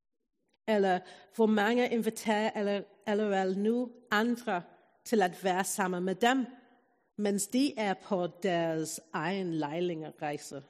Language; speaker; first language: Danish; non-native, fluent; English